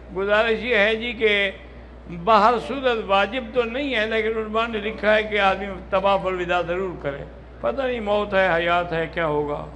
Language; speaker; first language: Urdu; native; Urdu